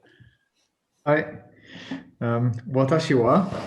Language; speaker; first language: Japanese; non-native, learner; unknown